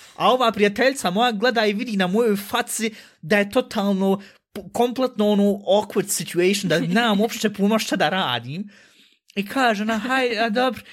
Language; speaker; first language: Bosnian; early bilingual, heritage; Bosnian